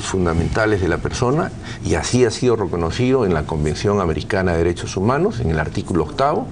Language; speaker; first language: Spanish; native; Spanish